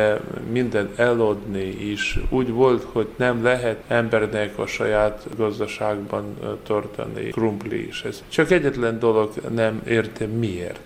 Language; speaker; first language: Hungarian; non-native, learner; Ukrainian